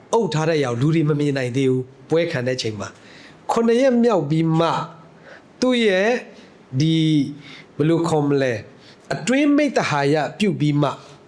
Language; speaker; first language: Burmese; non-native, local second language; Hakha Chin